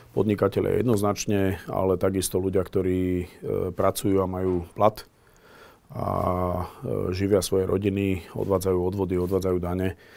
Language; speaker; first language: Slovak; native; Slovak